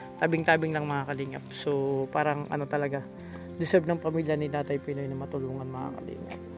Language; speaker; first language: Filipino; non-native, local second language; Cebuano